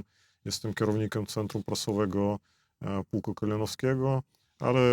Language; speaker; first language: Polish; non-native, fluent; Belarusian